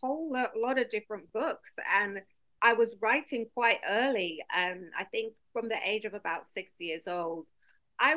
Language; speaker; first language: English; native; English